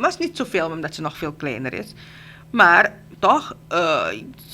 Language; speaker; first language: Dutch; native; Dutch